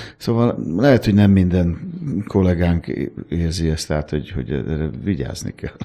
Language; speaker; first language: Hungarian; native; Hungarian